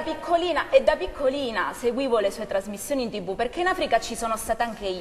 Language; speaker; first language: Italian; native; Italian